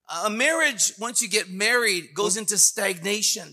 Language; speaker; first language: English; early bilingual, other home language; Spanish